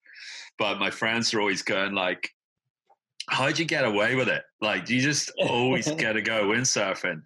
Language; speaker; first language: English; native; English